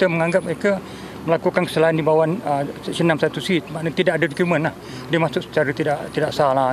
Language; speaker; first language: Malay; native; Malay